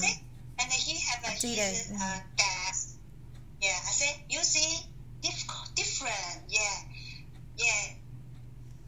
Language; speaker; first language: English; non-native, learner; Chinese